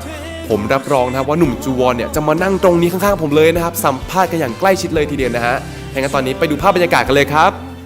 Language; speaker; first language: Thai; native; Thai